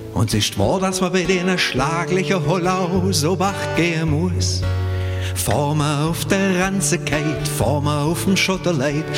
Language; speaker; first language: German; native; German